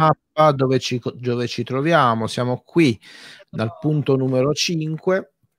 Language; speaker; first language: Italian; native; Italian